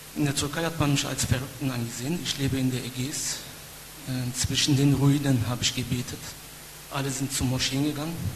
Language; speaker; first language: German; non-native, fluent; Turkish